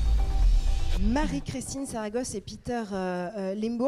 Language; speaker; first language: French; native; French